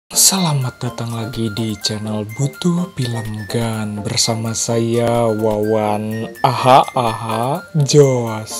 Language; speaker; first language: Indonesian; native; Indonesian